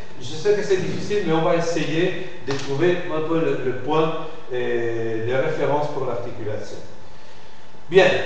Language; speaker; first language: French; non-native, fluent; Spanish